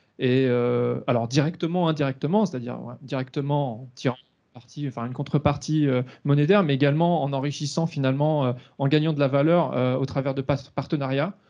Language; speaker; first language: French; native; French